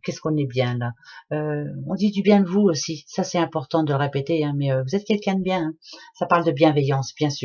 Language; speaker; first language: French; native; French